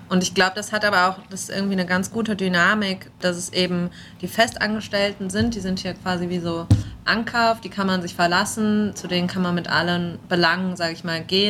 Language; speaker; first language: German; native; German